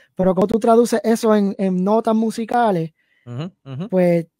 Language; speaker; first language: Spanish; early bilingual, heritage; Spanish